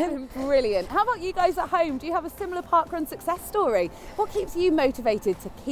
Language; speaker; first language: English; native; English